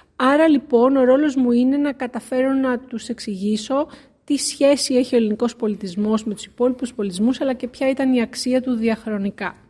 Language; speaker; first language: Greek; native; Greek